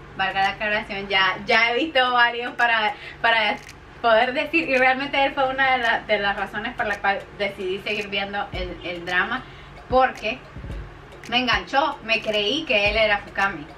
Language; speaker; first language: Spanish; native; Spanish